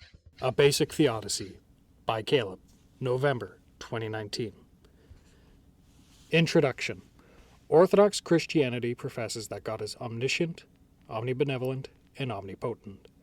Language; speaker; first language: English; native; English